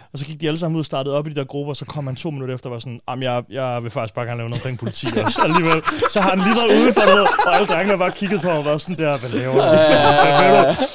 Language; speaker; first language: Danish; native; Danish